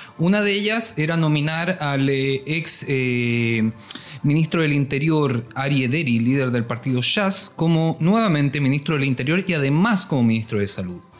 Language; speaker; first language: Spanish; native; Spanish